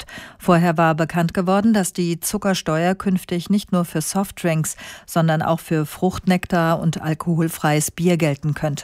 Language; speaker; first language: German; native; German